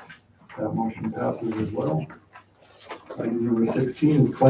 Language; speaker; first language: English; native; English